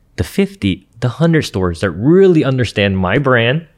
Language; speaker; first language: English; native; English